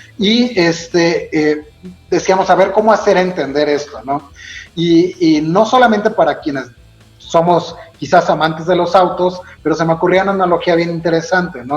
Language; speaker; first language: Spanish; native; Spanish